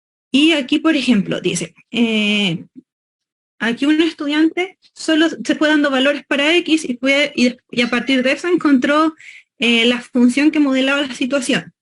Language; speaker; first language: Spanish; native; Spanish